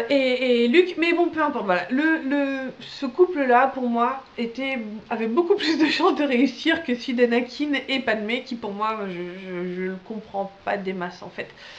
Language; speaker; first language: French; native; French